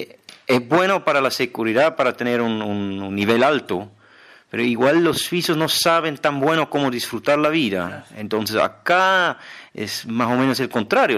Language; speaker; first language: Spanish; non-native, fluent; German